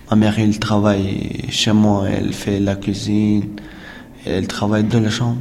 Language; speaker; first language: French; non-native, learner; Albanian